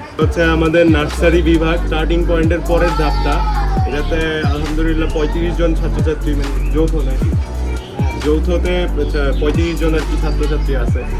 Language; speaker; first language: Bangla; early bilingual, heritage; Bangla